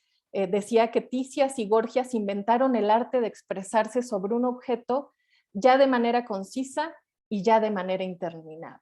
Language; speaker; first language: Spanish; native; Spanish